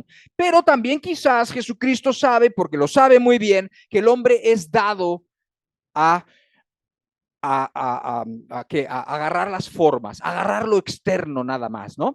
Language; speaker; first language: Spanish; native; Spanish